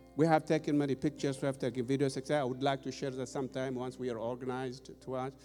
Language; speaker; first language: English; non-native, fluent; Amharic